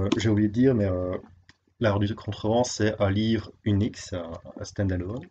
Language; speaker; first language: French; native; French